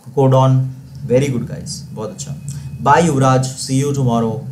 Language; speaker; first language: Hindi; non-native, local second language; Marathi